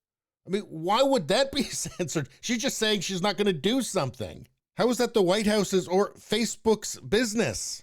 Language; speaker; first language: English; native; English